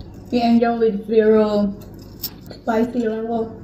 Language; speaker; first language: English; non-native, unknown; Indonesian